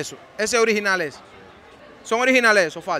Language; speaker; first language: Spanish; native; Spanish